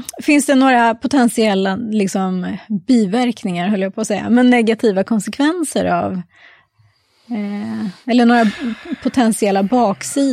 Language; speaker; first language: Swedish; native; Swedish